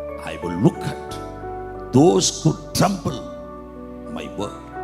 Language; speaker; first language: English; non-native, local second language; Tamil